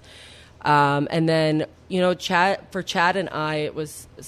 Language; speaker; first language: English; native; English